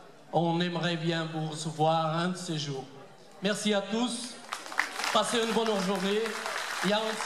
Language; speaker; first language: French; non-native, learner; Portuguese